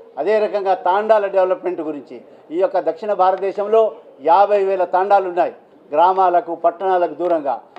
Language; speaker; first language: Telugu; non-native, local second language; Lambadi